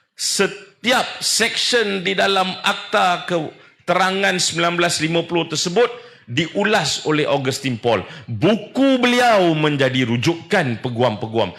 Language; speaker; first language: Malay; native; Malay